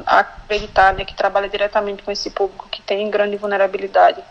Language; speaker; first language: Portuguese; native; Portuguese